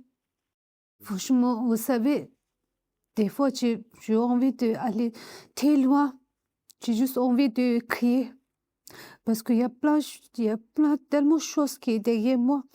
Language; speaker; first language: French; non-native, learner; Tibetan